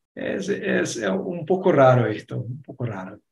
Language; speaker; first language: Spanish; native; Spanish